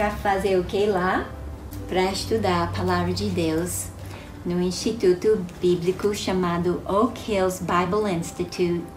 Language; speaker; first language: Portuguese; non-native, fluent; English